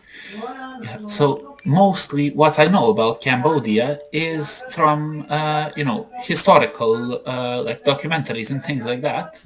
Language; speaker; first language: English; non-native, fluent; Serbian